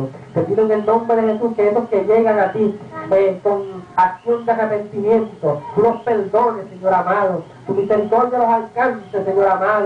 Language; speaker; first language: Spanish; native; Spanish